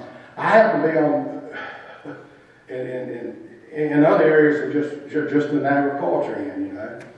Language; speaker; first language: English; native; English